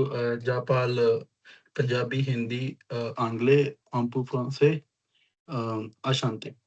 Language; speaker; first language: French; non-native, learner; Punjabi